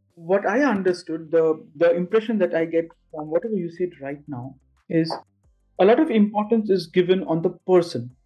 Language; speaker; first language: English; non-native, local second language; Bangla